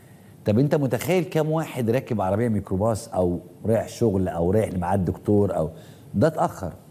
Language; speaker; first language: Arabic; native; Arabic